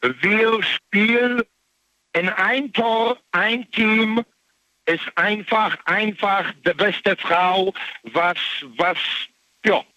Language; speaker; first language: German; non-native, learner; Polish